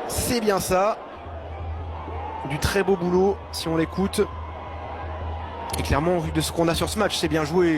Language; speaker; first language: French; native; French